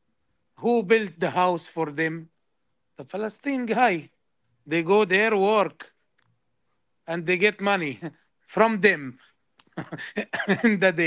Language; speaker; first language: English; non-native, learner; Arabic